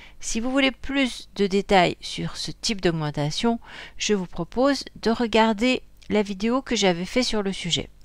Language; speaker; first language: French; native; French